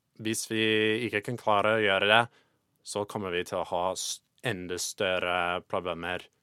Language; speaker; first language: Norwegian; non-native, fluent; English